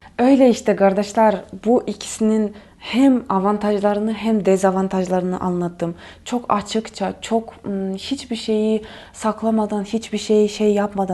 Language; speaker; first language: Turkish; non-native, fluent; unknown